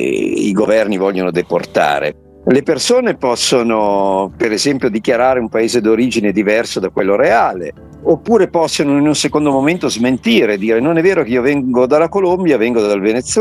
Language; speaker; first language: Italian; native; Italian